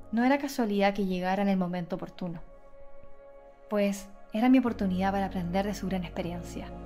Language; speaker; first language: Spanish; native; Spanish